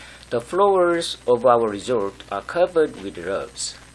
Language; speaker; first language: English; non-native, fluent; Korean